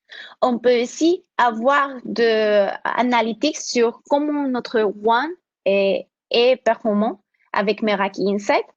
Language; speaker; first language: French; non-native, fluent; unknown